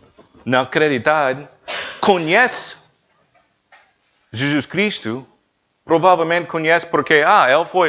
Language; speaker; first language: Portuguese; non-native, learner; English